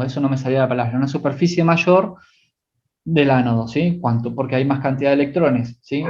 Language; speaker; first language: Spanish; native; Spanish